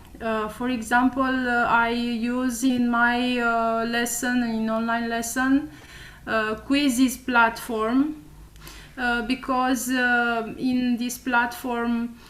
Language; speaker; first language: English; non-native, learner; Romanian